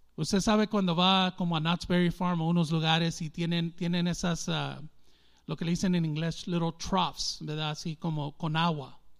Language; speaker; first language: Spanish; early bilingual, heritage; English